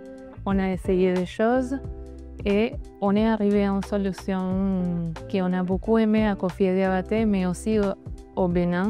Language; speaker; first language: French; non-native, fluent; Spanish